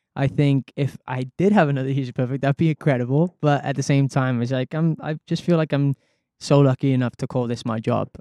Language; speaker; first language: English; native; English